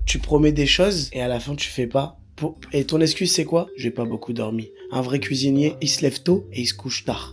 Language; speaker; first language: French; native; French